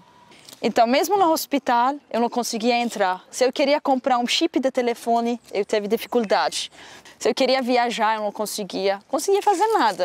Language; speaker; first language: Portuguese; non-native, learner; Arabic